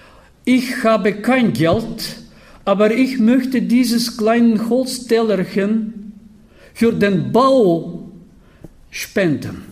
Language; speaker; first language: German; non-native, fluent; Bulgarian